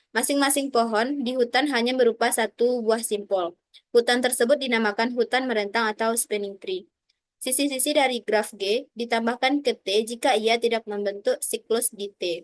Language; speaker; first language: Indonesian; native; Indonesian